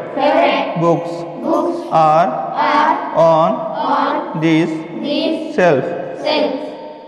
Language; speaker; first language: English; non-native, learner; Marathi